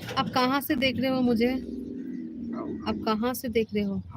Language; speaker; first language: Hindi; non-native, local second language; Bangla